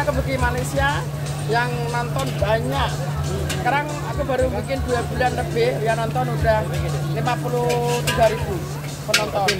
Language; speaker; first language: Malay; non-native, local second language; Indonesian